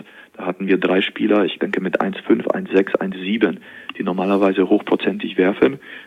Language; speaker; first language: German; native; German